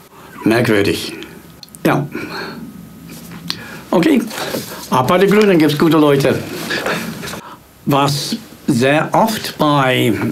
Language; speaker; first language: German; non-native, fluent; English